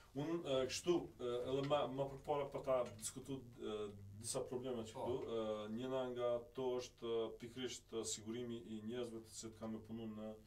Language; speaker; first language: Albanian; native; Albanian